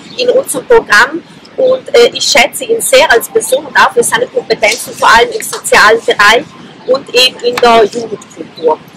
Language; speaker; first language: German; native; German